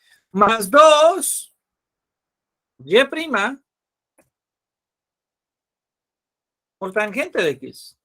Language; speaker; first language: Spanish; native; Spanish